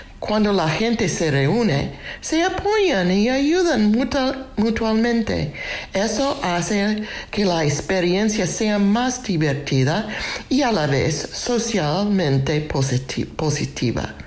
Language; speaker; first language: Spanish; non-native, fluent; English